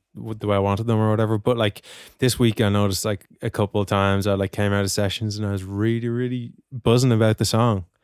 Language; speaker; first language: English; native; English